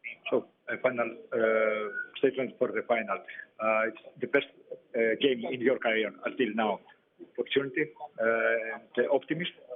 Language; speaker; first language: English; non-native, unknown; Greek